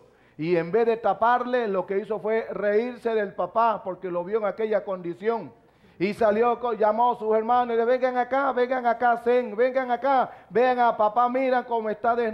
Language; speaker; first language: Spanish; native; Spanish